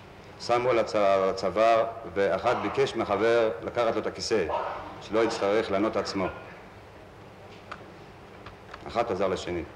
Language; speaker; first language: Hebrew; non-native, fluent; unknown